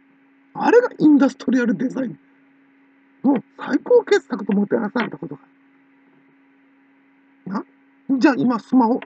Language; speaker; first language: Japanese; native; Japanese